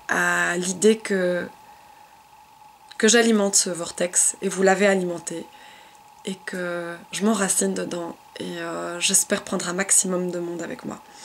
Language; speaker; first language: French; native; French